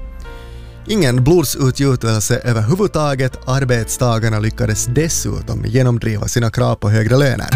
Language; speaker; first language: Swedish; native; Swedish